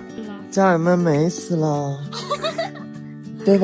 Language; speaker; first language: Chinese; non-native, learner; Thai